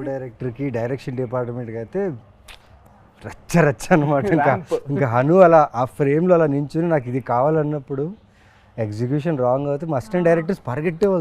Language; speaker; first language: Telugu; native; Telugu